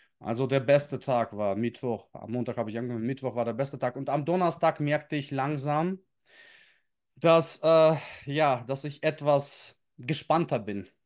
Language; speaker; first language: German; early bilingual, other home language; Russian